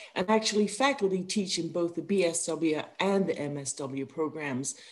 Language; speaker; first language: English; native; English